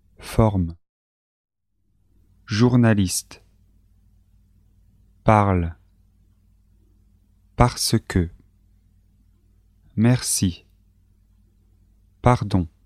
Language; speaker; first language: French; native; French